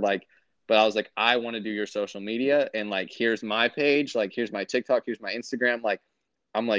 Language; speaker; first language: English; native; English